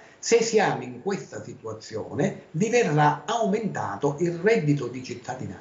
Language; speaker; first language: Italian; native; Italian